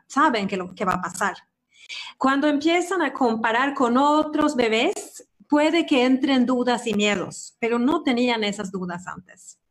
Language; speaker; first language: Spanish; non-native, fluent; Swedish